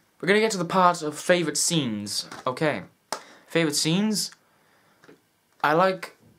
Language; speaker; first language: English; native; English